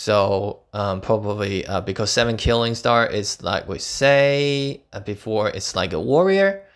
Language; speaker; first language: English; non-native, fluent; Chinese